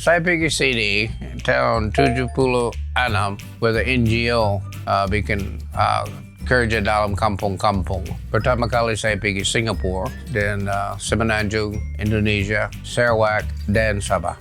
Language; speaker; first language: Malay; non-native, learner; English